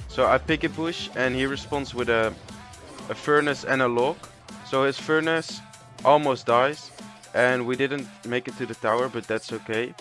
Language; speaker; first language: English; non-native, fluent; Dutch